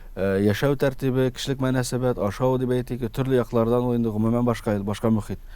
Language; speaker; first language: Tatar; early bilingual, heritage; Tatar